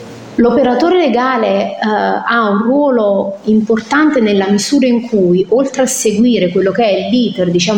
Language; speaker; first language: Italian; native; Italian